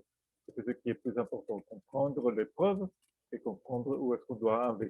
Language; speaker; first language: French; non-native, fluent; Spanish